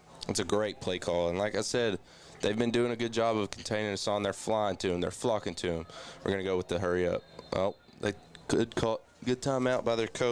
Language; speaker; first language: English; native; English